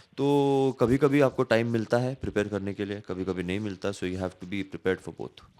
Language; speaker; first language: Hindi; non-native, local second language; Marathi